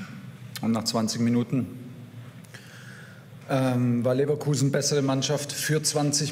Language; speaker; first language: German; native; German